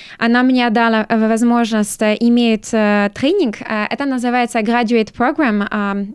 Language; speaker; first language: Russian; non-native, learner; French